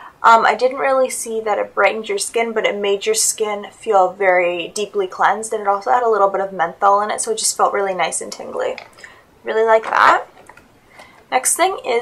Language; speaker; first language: English; native; English